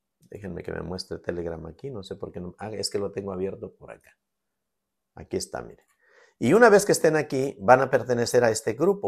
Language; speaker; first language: Spanish; native; Spanish